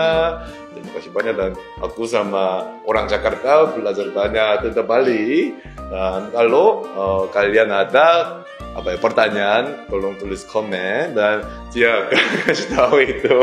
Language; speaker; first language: Indonesian; non-native, learner; Korean